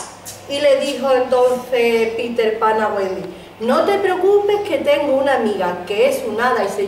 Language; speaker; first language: Spanish; native; Spanish